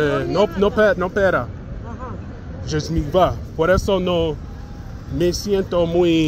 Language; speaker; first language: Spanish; non-native, learner; English